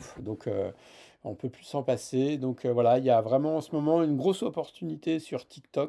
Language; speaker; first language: French; native; French